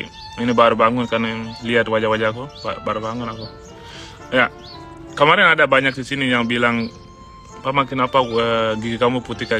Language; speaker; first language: Indonesian; non-native, fluent; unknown